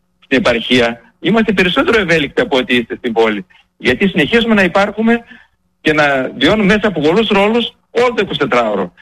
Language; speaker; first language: Greek; native; Greek